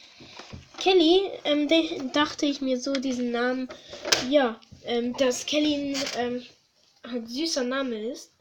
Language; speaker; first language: German; early bilingual, other home language; Hungarian